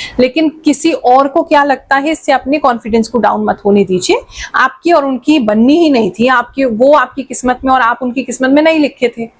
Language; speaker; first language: Hindi; native; Hindi